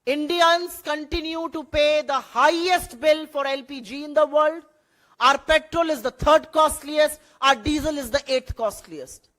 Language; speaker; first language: English; non-native, local second language; Hindi